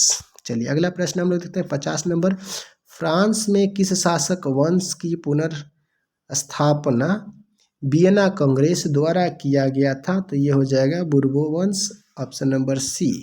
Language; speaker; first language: Hindi; non-native, local second language; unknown